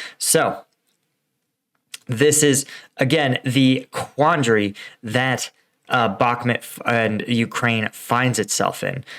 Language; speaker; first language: English; native; English